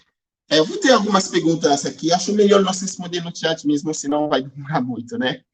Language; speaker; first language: Portuguese; non-native, fluent; Haitian Creole